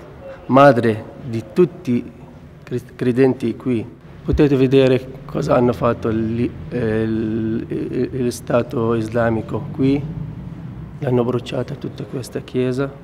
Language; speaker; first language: Italian; non-native, fluent; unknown